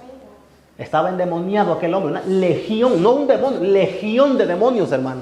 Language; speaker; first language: Spanish; native; Spanish